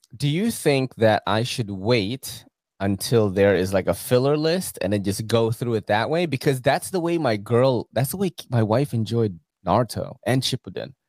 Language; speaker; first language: English; early bilingual, other home language; Filipino